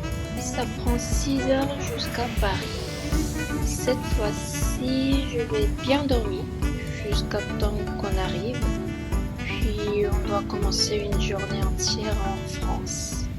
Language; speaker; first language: French; non-native, fluent; Korean